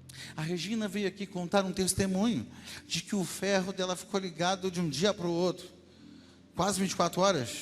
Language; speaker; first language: Portuguese; native; Portuguese